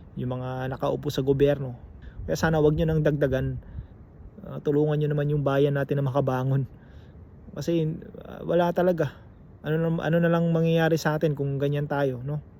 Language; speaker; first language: Filipino; native; Filipino